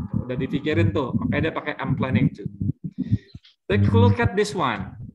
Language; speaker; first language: English; non-native, fluent; Indonesian